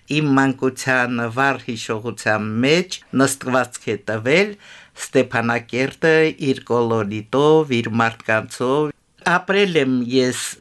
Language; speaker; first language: Armenian; native; Armenian